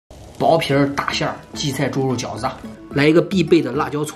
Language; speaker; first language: Chinese; native; Chinese